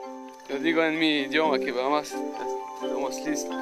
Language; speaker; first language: Spanish; non-native, learner; French